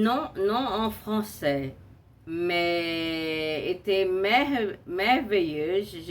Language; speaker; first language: French; non-native, learner; Portuguese